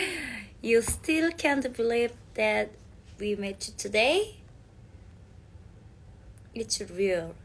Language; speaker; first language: English; non-native, learner; Korean